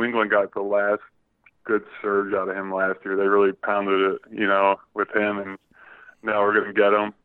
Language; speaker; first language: English; native; English